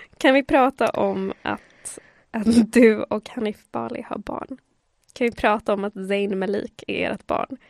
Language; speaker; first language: Swedish; native; Swedish